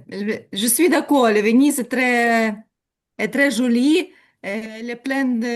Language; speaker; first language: French; non-native, learner; Ukrainian